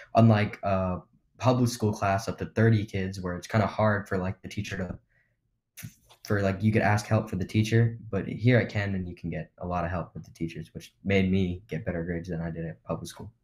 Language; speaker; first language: English; native; English